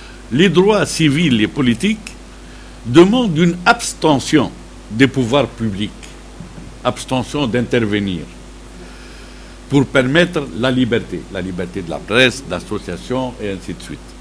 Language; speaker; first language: French; non-native, local second language; Arabic